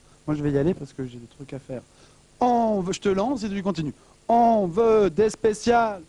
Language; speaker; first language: French; native; French